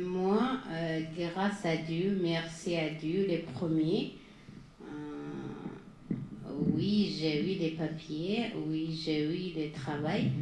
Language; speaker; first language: French; non-native, learner; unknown